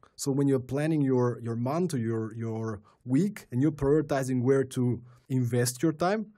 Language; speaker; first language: English; non-native, fluent; Bulgarian